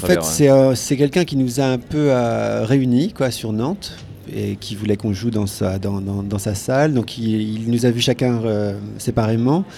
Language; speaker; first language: French; native; French